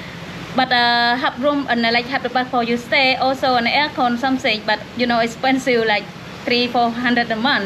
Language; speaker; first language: English; non-native, learner; Khmer